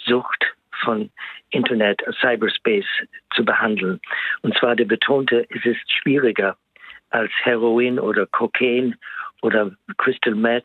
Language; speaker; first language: German; non-native, fluent; English